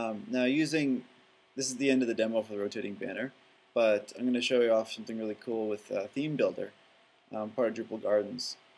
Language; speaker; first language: English; native; English